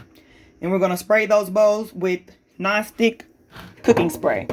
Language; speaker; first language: English; native; English